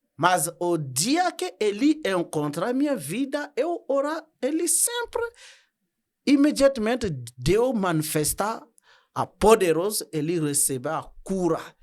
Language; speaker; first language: Portuguese; non-native, learner; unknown